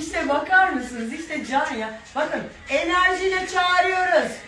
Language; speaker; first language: Turkish; native; Turkish